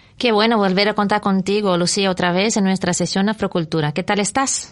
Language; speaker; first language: Spanish; native; Spanish